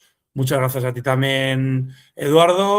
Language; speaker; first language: Spanish; native; Spanish